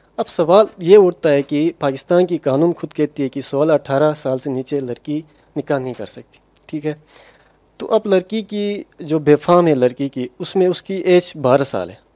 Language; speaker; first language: Urdu; non-native, local second language; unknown